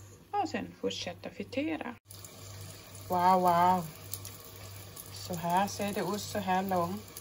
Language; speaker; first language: Swedish; non-native, fluent; Thai